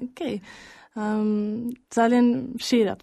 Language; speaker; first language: Georgian; early bilingual, heritage; Georgian